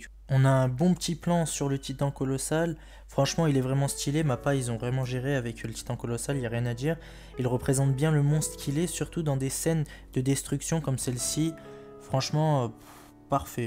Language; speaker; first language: French; native; French